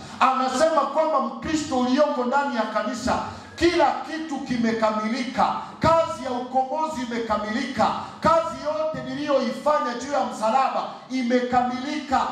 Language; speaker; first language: Swahili; non-native, local second language; Gusii